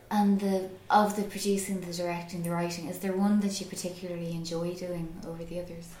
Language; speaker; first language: English; native; English